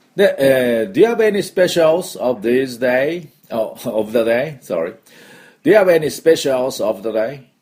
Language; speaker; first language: English; non-native, fluent; Japanese